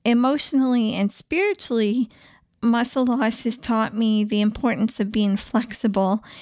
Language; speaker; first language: English; native; English